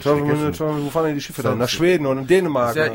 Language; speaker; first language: German; native; German